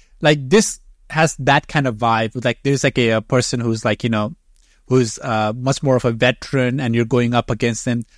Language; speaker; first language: English; non-native, fluent; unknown